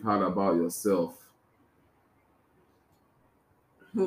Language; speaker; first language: English; non-native, local second language; Igbo